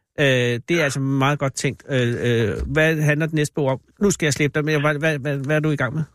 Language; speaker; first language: Danish; native; Danish